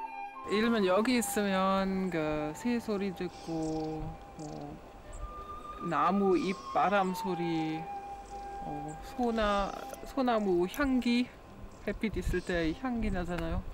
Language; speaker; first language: Korean; non-native, fluent; German